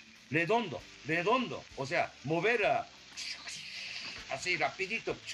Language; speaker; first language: Spanish; non-native, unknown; Japanese